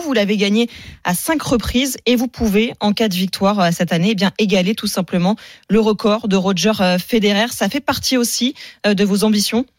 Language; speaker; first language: French; native; French